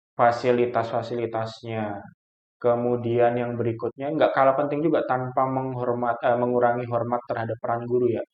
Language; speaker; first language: Indonesian; native; Indonesian